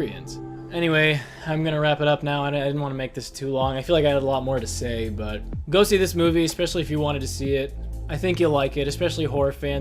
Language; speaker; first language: English; native; English